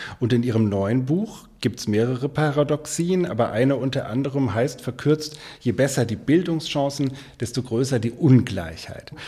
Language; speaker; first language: German; native; German